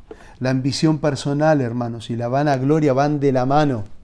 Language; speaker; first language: Spanish; native; Spanish